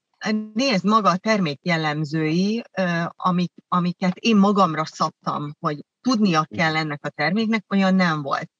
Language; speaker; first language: Hungarian; early bilingual, other home language; German